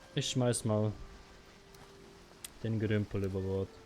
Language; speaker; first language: German; native; German